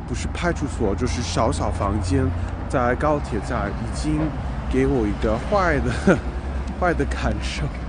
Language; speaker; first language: Chinese; non-native, fluent; English